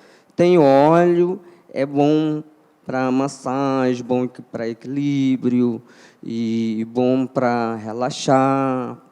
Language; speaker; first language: Portuguese; non-native, local second language; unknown